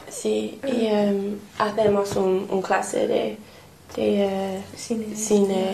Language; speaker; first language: Spanish; non-native, fluent; English